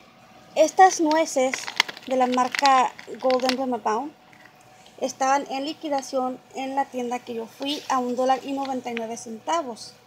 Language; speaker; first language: Spanish; native; Spanish